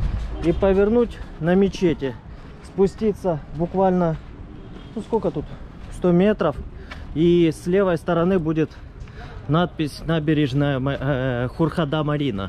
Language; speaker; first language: Russian; native; Russian